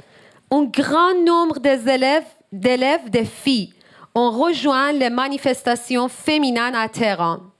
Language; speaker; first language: French; non-native, learner; Persian